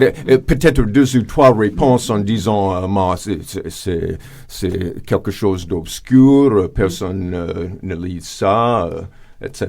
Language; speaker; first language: French; non-native, fluent; English